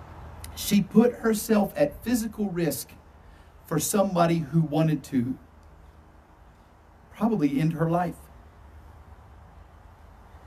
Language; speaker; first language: English; native; English